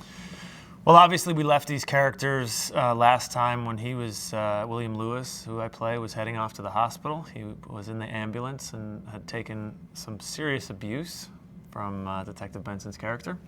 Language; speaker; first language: English; native; English